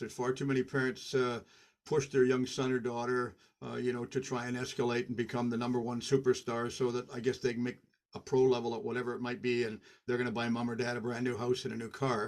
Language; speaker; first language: English; native; English